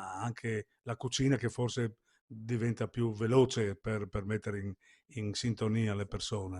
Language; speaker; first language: Italian; native; Italian